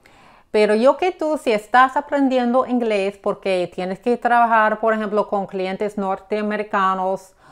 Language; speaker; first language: Spanish; non-native, fluent; English